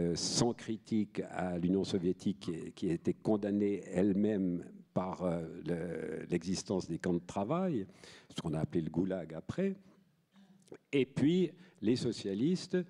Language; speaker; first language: French; native; French